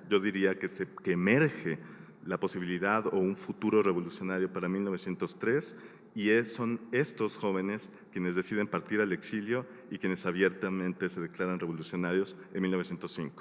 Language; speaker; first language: Spanish; native; Spanish